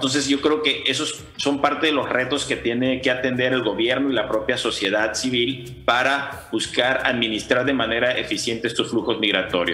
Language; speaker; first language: Spanish; native; Spanish